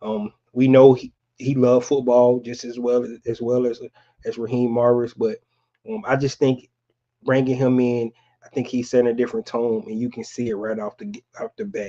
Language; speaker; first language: English; native; English